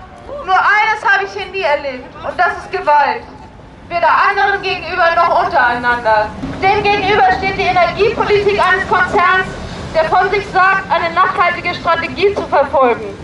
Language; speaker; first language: German; native; German